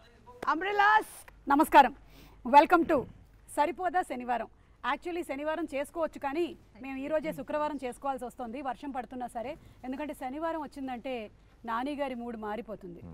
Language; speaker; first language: Telugu; native; Telugu